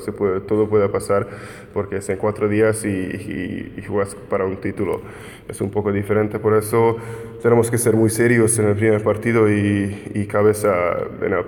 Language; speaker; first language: Spanish; non-native, fluent; Hungarian